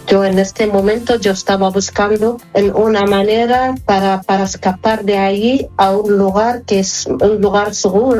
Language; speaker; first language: Spanish; non-native, fluent; Arabic